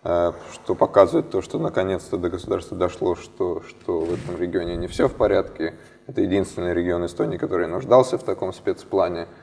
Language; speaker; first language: Russian; native; Russian